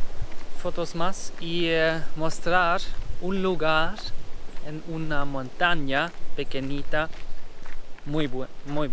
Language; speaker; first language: Spanish; non-native, learner; German